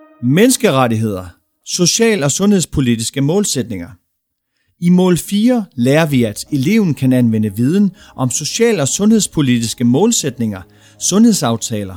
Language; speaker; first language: Danish; native; Danish